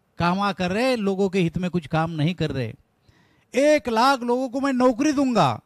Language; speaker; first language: Hindi; non-native, local second language; Marathi